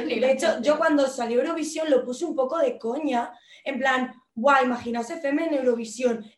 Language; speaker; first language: Spanish; native; Spanish